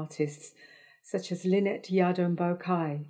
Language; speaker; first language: English; native; English